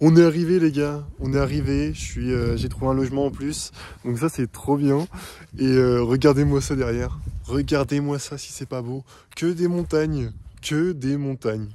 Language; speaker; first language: French; native; French